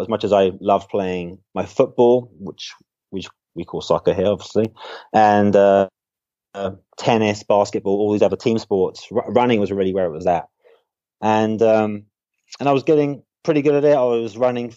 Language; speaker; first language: English; native; English